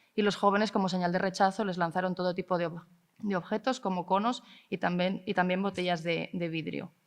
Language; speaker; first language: Spanish; non-native, local second language; Catalan